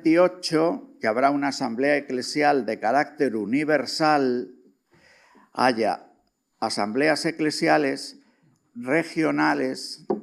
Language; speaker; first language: Spanish; native; Spanish